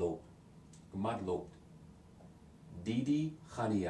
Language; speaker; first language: Georgian; non-native, learner; English